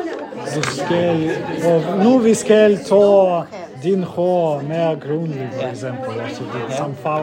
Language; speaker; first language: Danish; non-native, learner; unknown